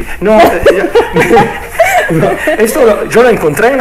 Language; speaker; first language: Spanish; non-native, fluent; Italian